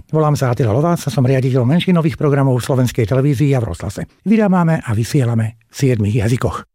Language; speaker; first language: Slovak; non-native, local second language; Hungarian